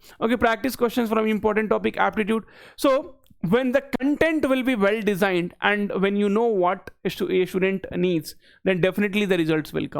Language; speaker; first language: English; non-native, local second language; Hindi